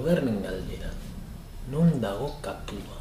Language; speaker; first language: Basque; non-native, learner; Spanish